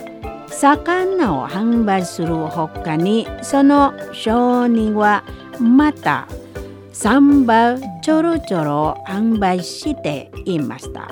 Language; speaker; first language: Japanese; non-native, learner; Indonesian